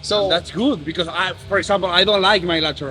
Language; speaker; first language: English; non-native, learner; Spanish